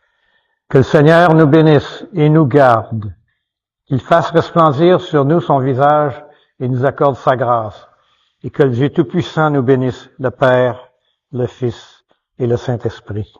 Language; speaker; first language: French; native; French